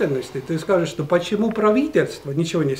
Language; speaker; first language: Russian; non-native, local second language; Estonian